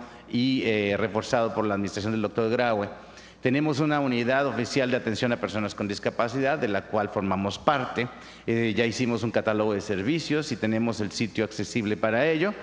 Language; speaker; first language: Spanish; native; Spanish